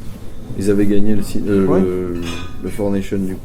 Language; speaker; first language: French; native; French